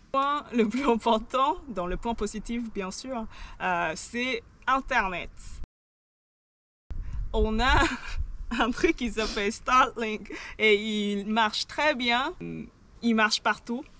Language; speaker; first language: French; non-native, learner; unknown